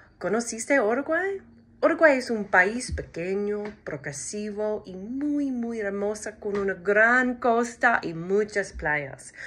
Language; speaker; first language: Spanish; non-native, learner; English